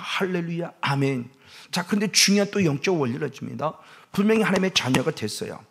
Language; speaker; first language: Korean; native; Korean